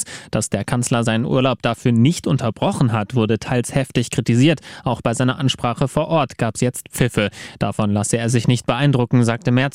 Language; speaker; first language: German; native; German